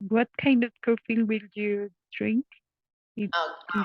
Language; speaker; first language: English; non-native, learner; Spanish